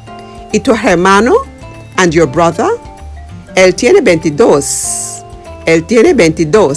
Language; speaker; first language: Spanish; non-native, learner; English